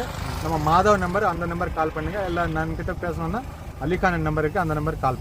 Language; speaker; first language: Tamil; non-native, learner; Telugu